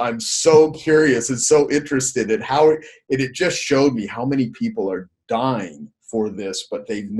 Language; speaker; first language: English; native; English